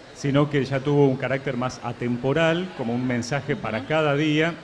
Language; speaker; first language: Spanish; native; Spanish